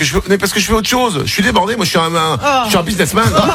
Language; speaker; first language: French; native; French